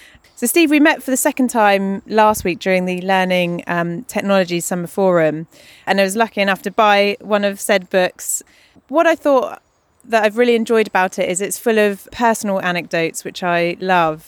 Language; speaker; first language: English; native; English